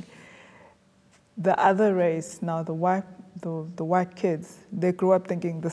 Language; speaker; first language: English; non-native, local second language; Zulu